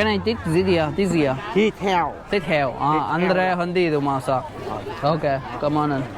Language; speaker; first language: Vietnamese; non-native, learner; Kannada